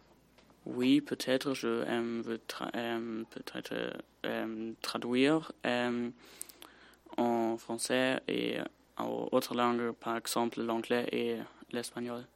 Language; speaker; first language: French; non-native, learner; German